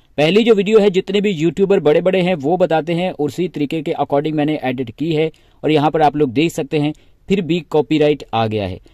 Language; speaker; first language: Urdu; non-native, local second language; Sindhi